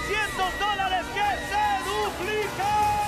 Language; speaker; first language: Spanish; native; Spanish